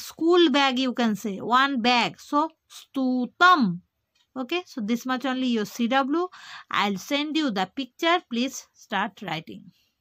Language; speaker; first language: English; non-native, local second language; Bangla